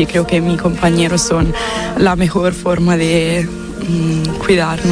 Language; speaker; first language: Spanish; non-native, fluent; Italian